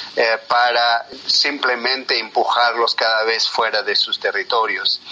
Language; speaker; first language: Spanish; non-native, local second language; Quechua